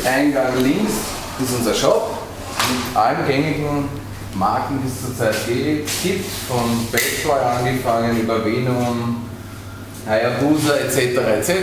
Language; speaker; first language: German; native; German